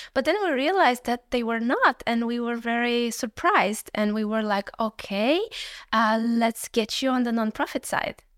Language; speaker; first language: English; non-native, fluent; Uzbek